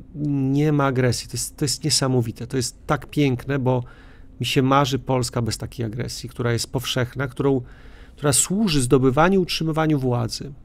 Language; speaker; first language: Polish; native; Polish